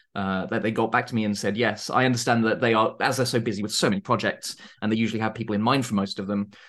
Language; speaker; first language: English; native; English